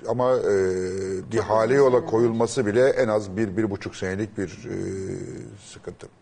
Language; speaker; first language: Turkish; native; Turkish